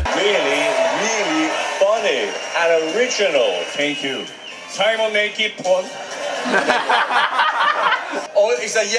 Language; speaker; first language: English; non-native, learner; Japanese